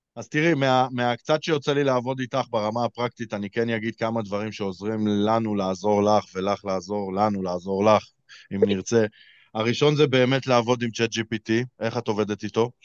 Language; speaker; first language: Hebrew; native; Hebrew